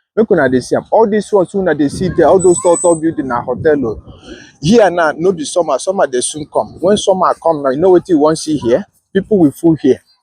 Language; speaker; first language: Nigerian Pidgin; non-native, local second language; Igbo